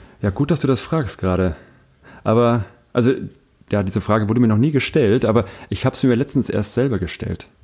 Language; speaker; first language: German; native; German